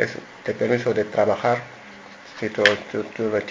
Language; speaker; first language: Spanish; non-native, learner; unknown